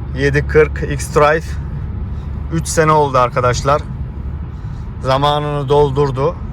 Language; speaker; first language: Turkish; early bilingual, heritage; Turkish